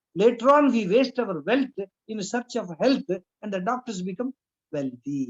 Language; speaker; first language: English; non-native, local second language; Kannada